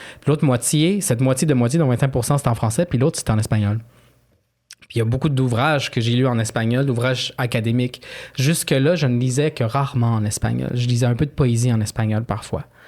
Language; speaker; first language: French; early bilingual, other home language; Spanish